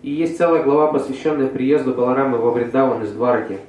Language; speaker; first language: Russian; native; Russian